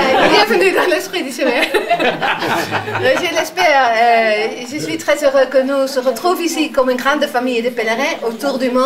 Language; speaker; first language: French; non-native, fluent; Dutch